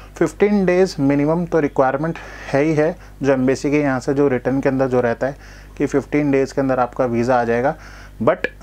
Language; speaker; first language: Hindi; non-native, local second language; Gujarati